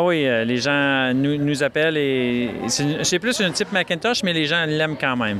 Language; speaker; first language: French; native; French